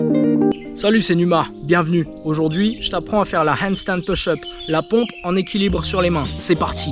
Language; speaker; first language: French; native; French